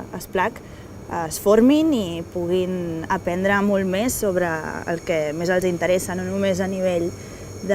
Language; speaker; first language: Catalan; native; Catalan